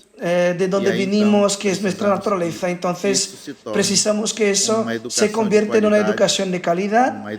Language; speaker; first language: Spanish; non-native, fluent; Portuguese